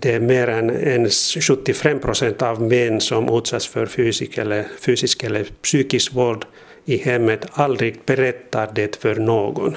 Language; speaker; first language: Swedish; non-native, learner; Finnish